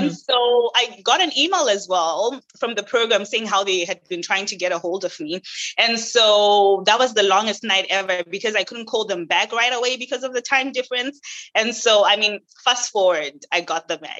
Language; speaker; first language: English; non-native, local second language; Shona